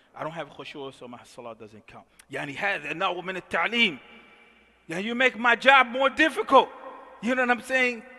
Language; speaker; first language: English; native; English